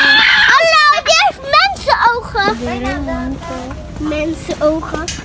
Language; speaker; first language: Dutch; early bilingual, other home language; Indonesian